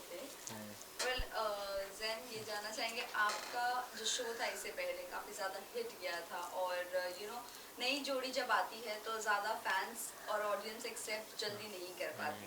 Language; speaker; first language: Hindi; native; Hindi